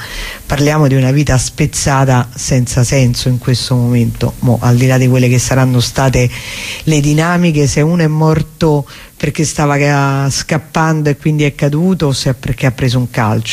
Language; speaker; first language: Italian; native; Italian